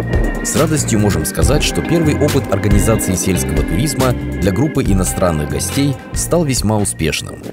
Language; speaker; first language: Russian; native; Russian